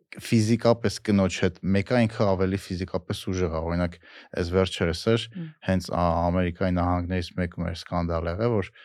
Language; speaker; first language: Armenian; native; Armenian